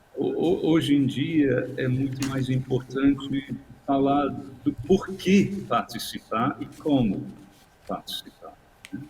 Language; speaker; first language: Portuguese; non-native, fluent; English